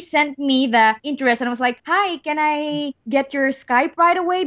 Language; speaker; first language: English; non-native, local second language; Cebuano